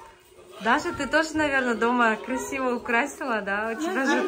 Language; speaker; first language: Russian; non-native, local second language; Kazakh